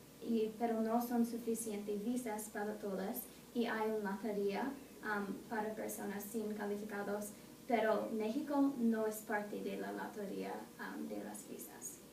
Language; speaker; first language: Spanish; non-native, learner; English